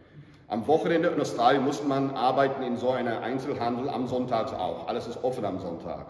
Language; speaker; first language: German; non-native, fluent; English